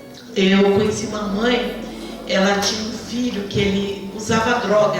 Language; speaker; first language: Portuguese; native; Portuguese